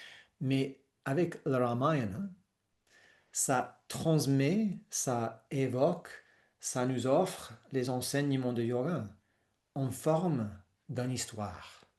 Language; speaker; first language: French; non-native, fluent; English